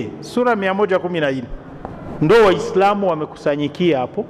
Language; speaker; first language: Swahili; non-native, local second language; Rundi